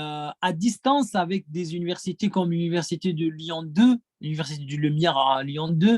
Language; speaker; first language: French; non-native, fluent; Arabic